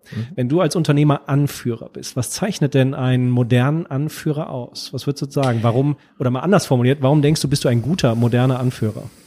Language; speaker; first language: German; native; German